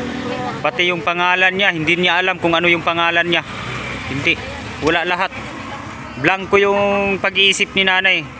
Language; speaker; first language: Filipino; non-native, local second language; Cebuano